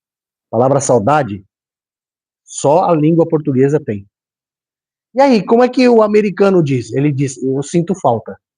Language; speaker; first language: Portuguese; native; Portuguese